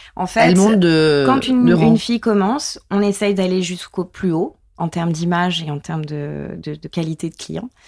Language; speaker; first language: French; native; French